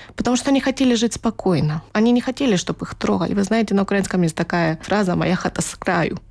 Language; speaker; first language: Russian; native; Russian